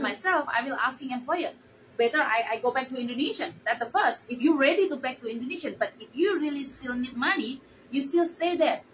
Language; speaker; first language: English; non-native, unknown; Javanese